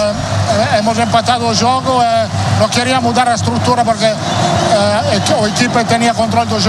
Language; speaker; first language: Portuguese; non-native, learner; Italian